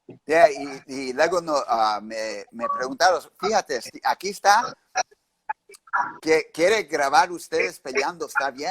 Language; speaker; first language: Spanish; early bilingual, heritage; English